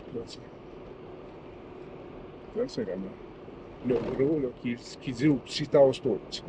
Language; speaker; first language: French; native; French